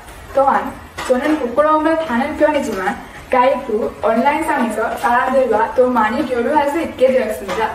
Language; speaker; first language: Korean; non-native, learner; Sinhala